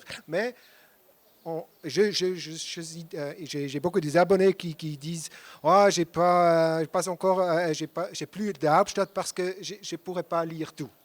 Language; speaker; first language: French; non-native, local second language; German